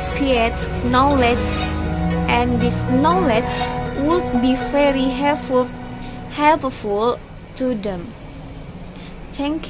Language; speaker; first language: English; non-native, learner; Indonesian